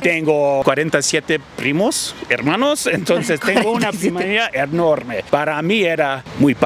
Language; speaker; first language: Spanish; early bilingual, heritage; English